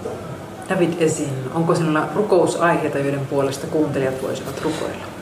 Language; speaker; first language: Finnish; native; Finnish